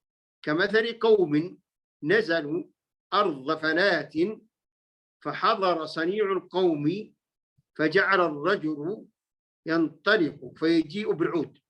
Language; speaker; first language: Arabic; native; Arabic